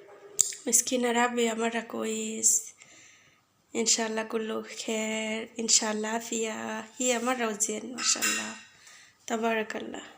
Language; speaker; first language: Arabic; non-native, learner; Bangla